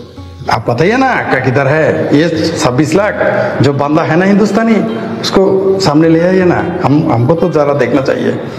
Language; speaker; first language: Hindi; non-native, fluent; Bangla